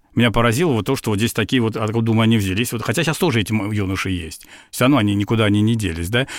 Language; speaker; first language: Russian; native; Russian